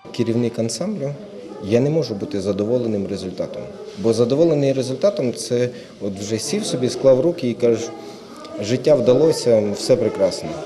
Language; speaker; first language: Ukrainian; native; Ukrainian